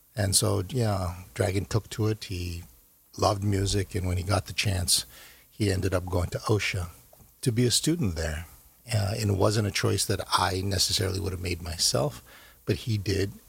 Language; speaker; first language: English; native; English